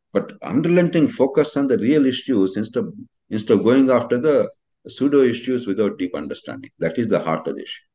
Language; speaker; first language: English; non-native, local second language; Telugu